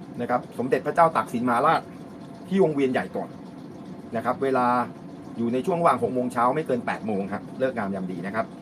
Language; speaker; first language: Thai; native; Thai